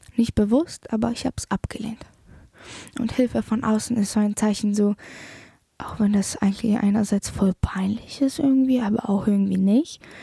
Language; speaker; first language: German; early bilingual, other home language; Polish